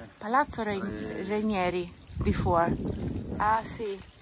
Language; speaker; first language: Italian; non-native, learner; English